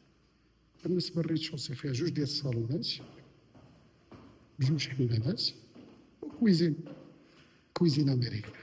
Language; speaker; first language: Arabic; native; Arabic